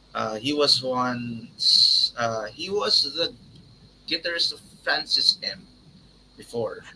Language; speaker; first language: English; non-native, local second language; Filipino